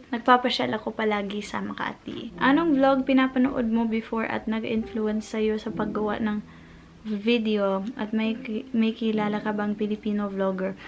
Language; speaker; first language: Filipino; non-native, fluent; English